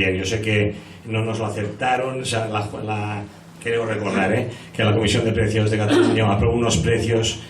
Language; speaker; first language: Spanish; non-native, local second language; Catalan